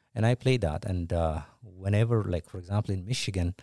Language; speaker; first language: English; non-native, fluent; Tigrinya